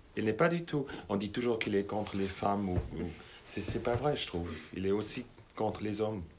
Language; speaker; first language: French; non-native, fluent; German